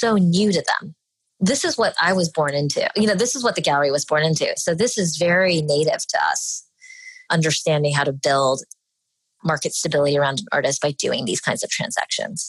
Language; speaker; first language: English; native; English